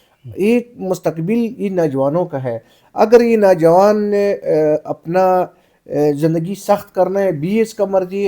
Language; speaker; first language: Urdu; non-native, local second language; Pashto